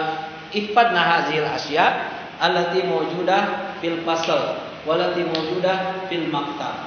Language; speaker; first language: Arabic; non-native, fluent; Indonesian